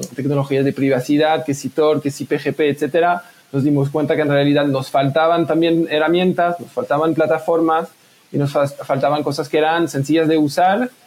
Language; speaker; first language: Spanish; non-native, fluent; French